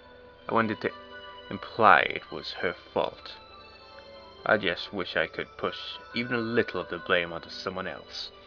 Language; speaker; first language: English; native; English